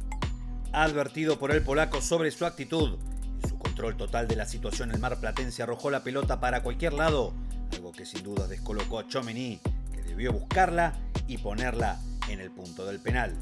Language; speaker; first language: Spanish; native; Spanish